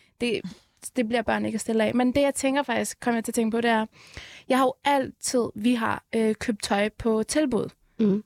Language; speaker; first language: Danish; early bilingual, other home language; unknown